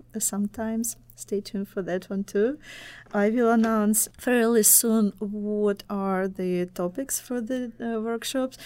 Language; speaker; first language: English; non-native, fluent; Russian